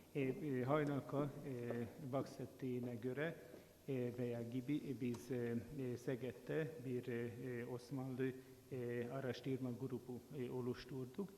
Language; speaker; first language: Turkish; non-native, fluent; Hungarian